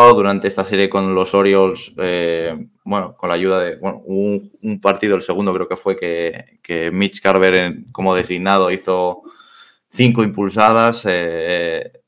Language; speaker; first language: Spanish; native; Spanish